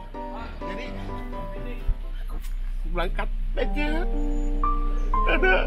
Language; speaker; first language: Indonesian; non-native, fluent; Japanese